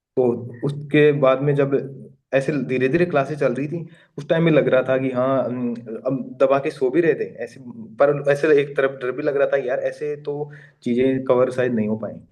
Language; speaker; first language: Hindi; native; Hindi